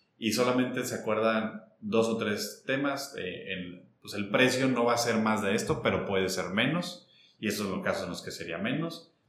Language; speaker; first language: Spanish; native; Spanish